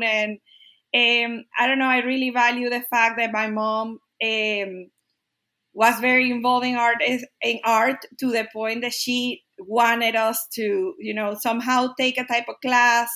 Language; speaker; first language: English; non-native, fluent; Spanish